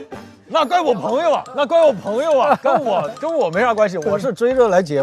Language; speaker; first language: Chinese; native; Chinese